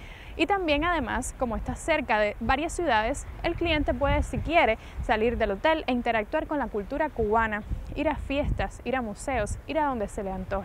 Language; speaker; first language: Spanish; native; Spanish